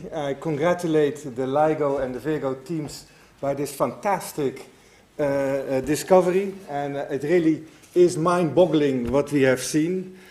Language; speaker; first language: English; non-native, fluent; Dutch